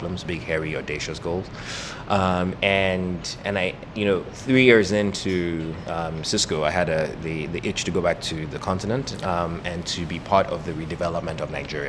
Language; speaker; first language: English; non-native, local second language; Yoruba